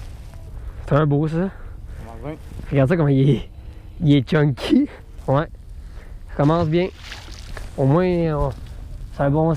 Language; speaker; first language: French; native; French